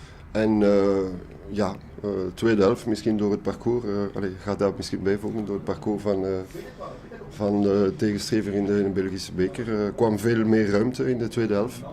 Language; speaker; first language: Dutch; non-native, local second language; French